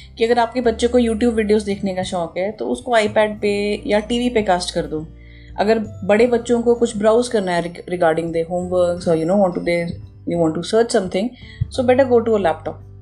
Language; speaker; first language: Hindi; native; Hindi